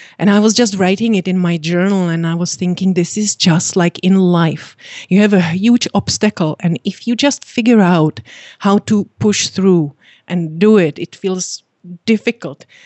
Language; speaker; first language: English; non-native, fluent; Czech